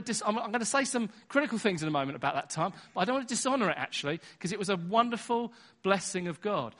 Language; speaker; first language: English; native; English